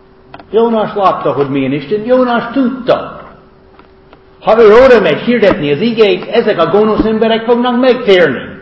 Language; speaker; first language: Hungarian; non-native, fluent; English